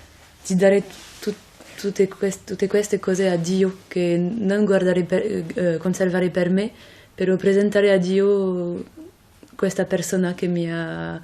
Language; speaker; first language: Italian; non-native, fluent; French